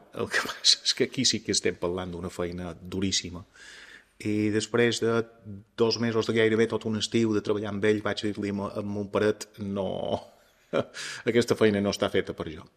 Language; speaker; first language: Catalan; native; Catalan